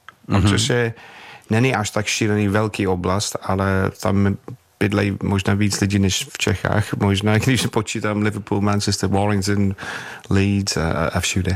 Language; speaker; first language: Czech; non-native, fluent; English